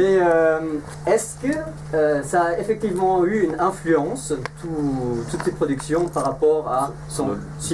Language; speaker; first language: French; native; French